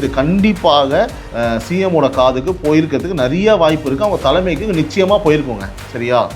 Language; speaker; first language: Tamil; native; Tamil